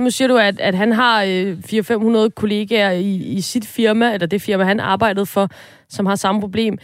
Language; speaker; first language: Danish; native; Danish